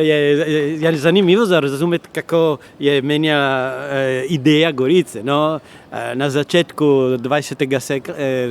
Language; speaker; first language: Slovenian; non-native, learner; Italian